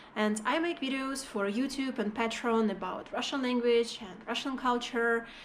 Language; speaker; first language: English; non-native, fluent; Russian